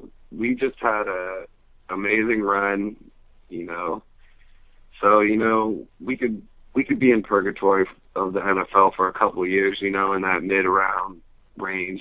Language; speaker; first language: English; native; English